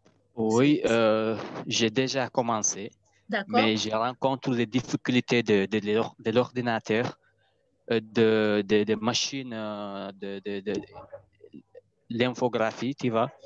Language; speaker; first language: French; non-native, learner; Arabic